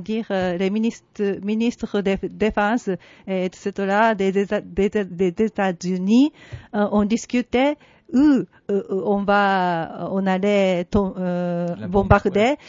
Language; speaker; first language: French; non-native, fluent; Japanese